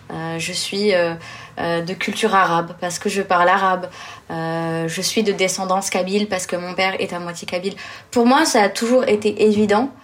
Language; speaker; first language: French; early bilingual, other home language; Arabic